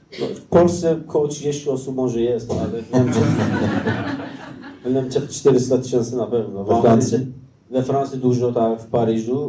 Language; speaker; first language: Polish; non-native, learner; Persian